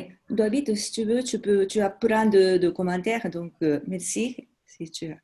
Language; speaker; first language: French; non-native, fluent; Japanese